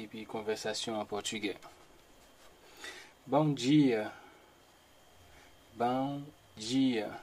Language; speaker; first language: Portuguese; non-native, learner; Haitian Creole